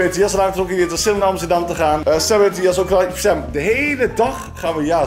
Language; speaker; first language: Dutch; native; Dutch